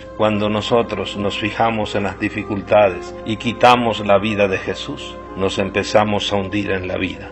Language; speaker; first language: Spanish; native; Spanish